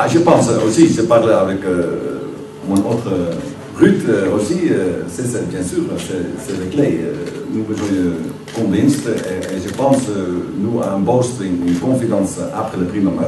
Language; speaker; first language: French; non-native, learner; Dutch